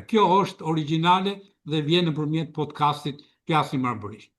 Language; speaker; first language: Albanian; native; Albanian